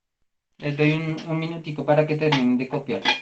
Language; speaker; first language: Spanish; native; Spanish